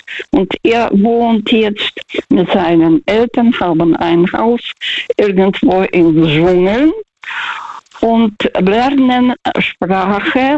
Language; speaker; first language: German; non-native, learner; Russian